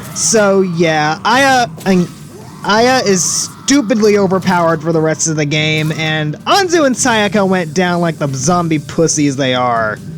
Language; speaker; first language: English; native; English